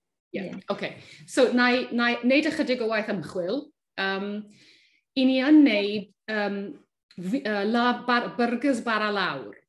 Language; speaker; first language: Welsh; native; Welsh